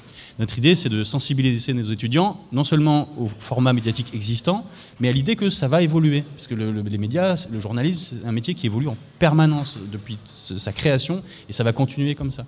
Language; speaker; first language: French; native; French